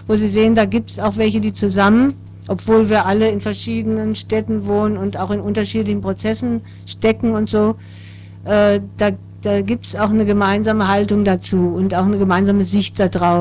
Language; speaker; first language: German; native; German